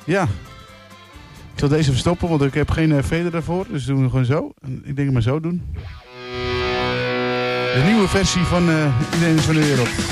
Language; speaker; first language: Dutch; native; Dutch